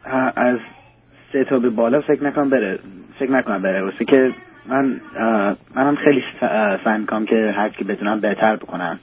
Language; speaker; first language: Persian; early bilingual, heritage; Persian